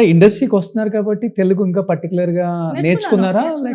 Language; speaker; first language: Telugu; native; Telugu